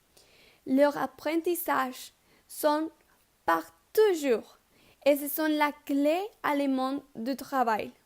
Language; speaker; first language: French; non-native, learner; Spanish